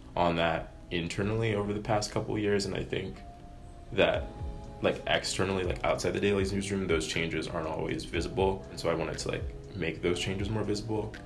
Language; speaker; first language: English; native; English